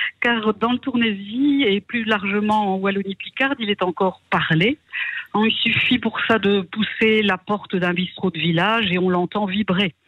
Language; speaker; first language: French; native; French